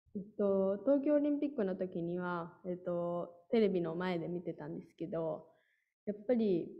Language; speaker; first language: Japanese; native; Japanese